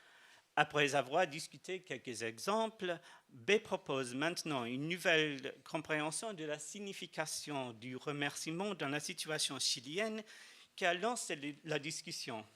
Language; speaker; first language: French; non-native, fluent; English